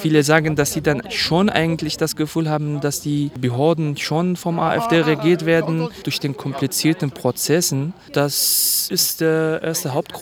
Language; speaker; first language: German; non-native, fluent; Kurdish